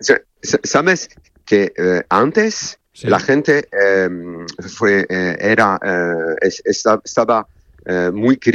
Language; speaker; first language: Spanish; non-native, learner; French